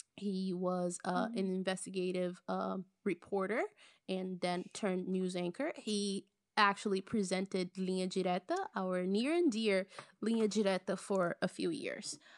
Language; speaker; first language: English; non-native, fluent; Portuguese